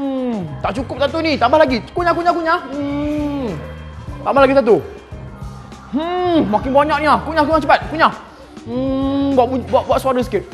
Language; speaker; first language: Malay; native; Malay